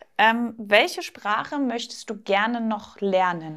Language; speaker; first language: German; native; German